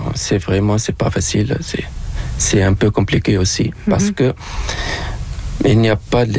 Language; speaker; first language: French; non-native, local second language; Arabic